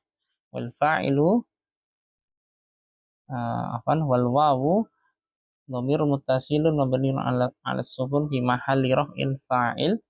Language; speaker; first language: Arabic; non-native, fluent; Indonesian